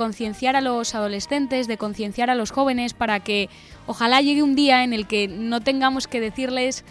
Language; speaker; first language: Spanish; native; Spanish